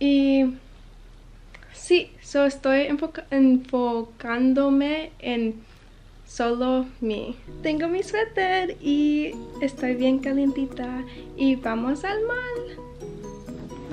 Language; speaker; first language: Spanish; early bilingual, heritage; Spanish